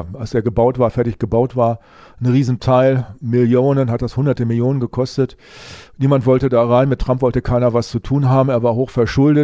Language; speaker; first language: German; native; German